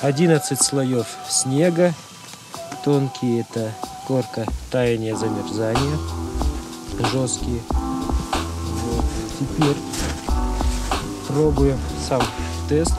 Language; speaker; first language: Russian; native; Russian